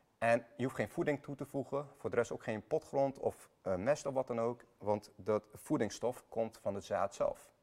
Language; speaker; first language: Dutch; early bilingual, other home language; Armenian